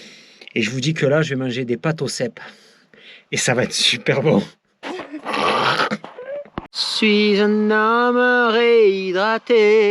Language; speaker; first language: French; native; French